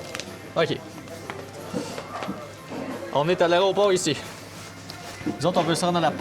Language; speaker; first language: French; native; French